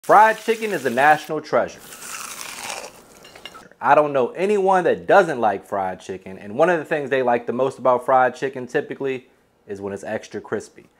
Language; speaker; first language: English; native; English